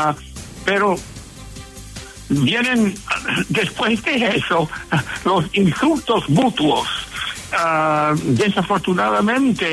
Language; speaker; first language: Spanish; non-native, fluent; English